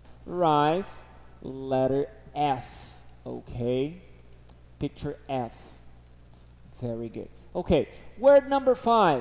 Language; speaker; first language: English; non-native, fluent; Portuguese